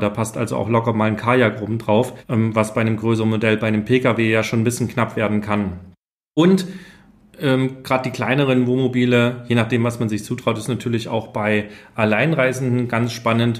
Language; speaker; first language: German; native; German